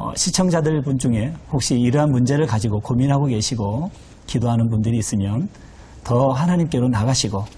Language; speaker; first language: Korean; native; Korean